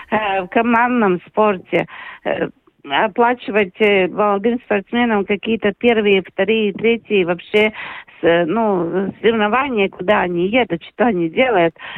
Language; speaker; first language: Russian; non-native, local second language; Latvian